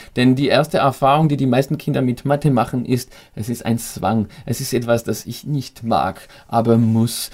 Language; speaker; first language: German; non-native, fluent; French